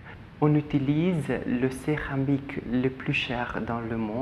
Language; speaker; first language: French; non-native, fluent; Hungarian